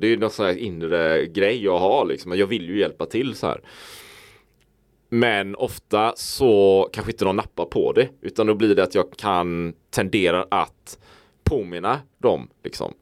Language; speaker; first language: Swedish; native; Swedish